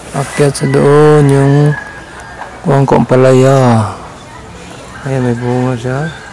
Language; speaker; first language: Filipino; non-native, local second language; Cebuano